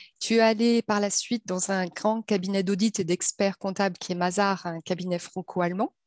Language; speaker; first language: French; native; French